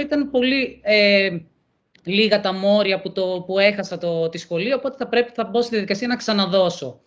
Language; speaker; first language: Greek; native; Greek